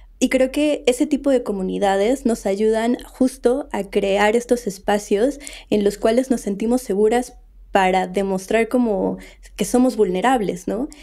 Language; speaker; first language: Spanish; native; Spanish